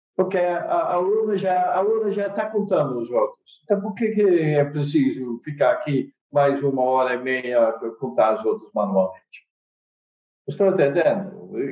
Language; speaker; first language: Portuguese; non-native, fluent; Dutch